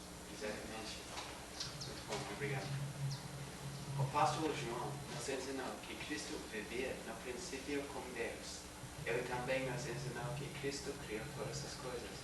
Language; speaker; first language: Portuguese; non-native, learner; English